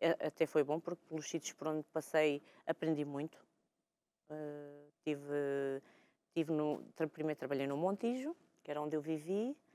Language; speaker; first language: Portuguese; early bilingual, heritage; Portuguese